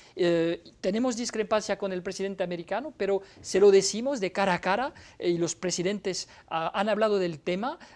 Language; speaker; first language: Spanish; non-native, fluent; French